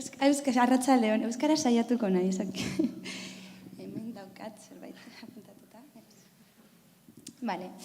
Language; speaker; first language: Basque; non-native, learner; Spanish